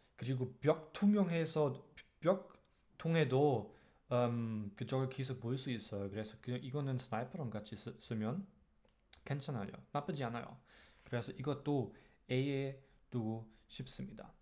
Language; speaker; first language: Korean; non-native, learner; German